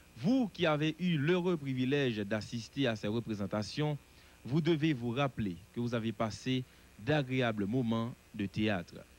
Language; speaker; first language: French; non-native, local second language; Haitian Creole